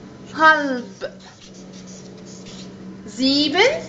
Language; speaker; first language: German; non-native, fluent; Arabic